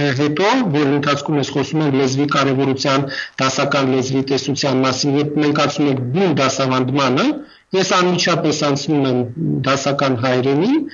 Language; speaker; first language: Armenian; non-native, fluent; Russian